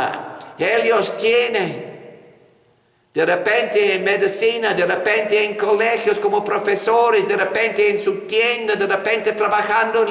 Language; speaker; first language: Spanish; non-native, fluent; English